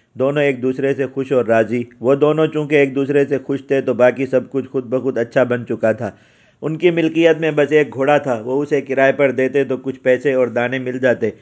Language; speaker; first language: Urdu; native; Urdu